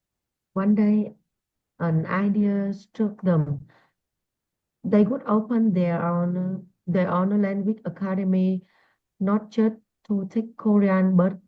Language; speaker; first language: English; non-native, learner; Vietnamese